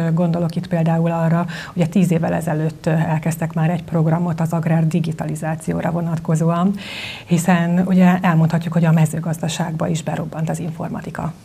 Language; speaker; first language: Hungarian; native; Hungarian